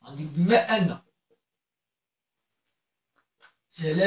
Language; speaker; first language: Arabic; native; Arabic